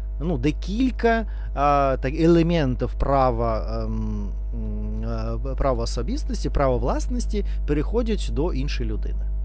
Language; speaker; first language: Ukrainian; non-native, learner; Russian